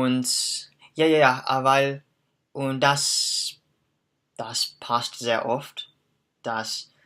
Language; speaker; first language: German; non-native, learner; English